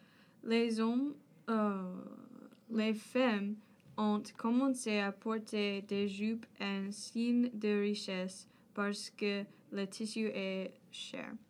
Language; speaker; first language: French; non-native, learner; English